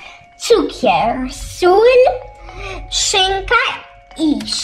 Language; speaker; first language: Polish; early bilingual, heritage; Polish